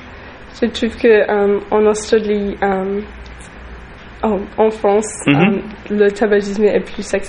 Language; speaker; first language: French; non-native, learner; English